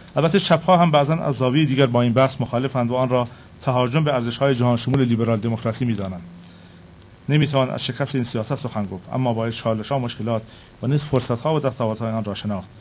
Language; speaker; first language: Persian; non-native, local second language; Kurdish